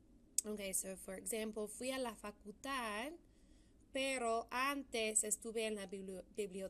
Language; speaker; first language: Spanish; non-native, fluent; English